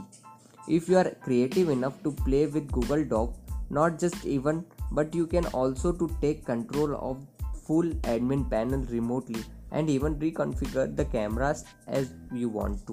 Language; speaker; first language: English; non-native, local second language; Hindi